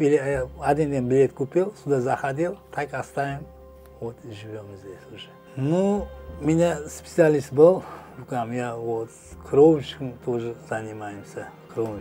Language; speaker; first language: Russian; non-native, learner; Uzbek